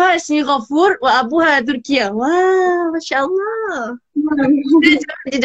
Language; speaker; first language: Arabic; non-native, learner; Malay